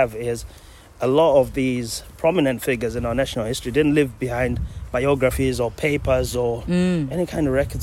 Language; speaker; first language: English; non-native, local second language; Shona